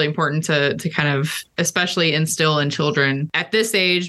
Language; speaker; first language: English; native; English